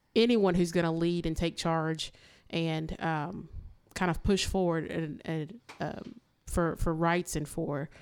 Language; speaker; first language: English; native; English